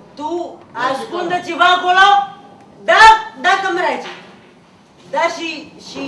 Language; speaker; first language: Romanian; non-native, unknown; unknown